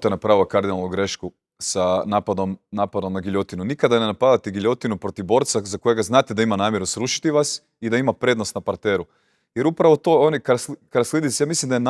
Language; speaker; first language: Croatian; native; Croatian